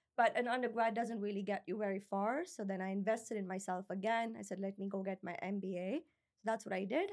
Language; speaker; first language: English; non-native, local second language; Urdu